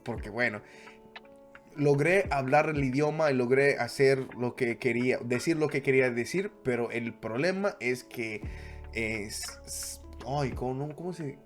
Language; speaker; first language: Spanish; non-native, fluent; English